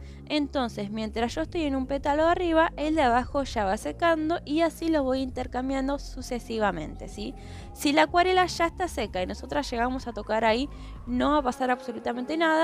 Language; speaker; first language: Spanish; native; Spanish